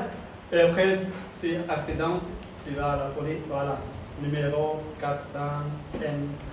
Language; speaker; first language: French; non-native, learner; Khmer